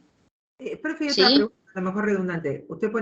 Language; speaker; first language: Spanish; native; Spanish